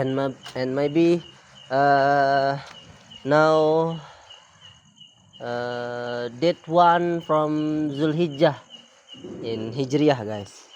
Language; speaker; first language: English; non-native, learner; Indonesian